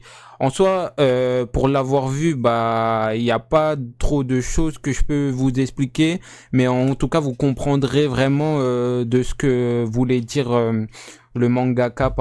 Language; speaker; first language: French; native; French